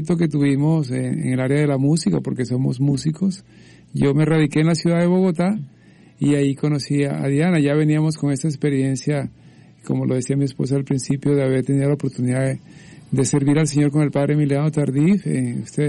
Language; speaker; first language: Spanish; native; Spanish